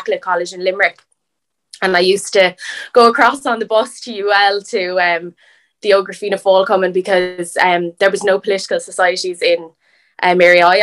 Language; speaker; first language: English; native; English